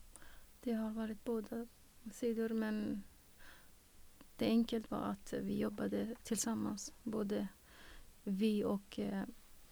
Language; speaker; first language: Swedish; non-native, fluent; Persian